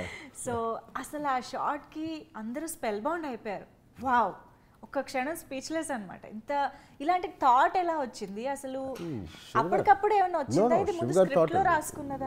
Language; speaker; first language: Telugu; native; Telugu